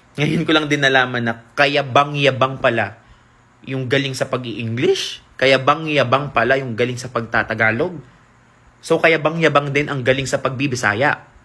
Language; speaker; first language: Filipino; non-native, local second language; Cebuano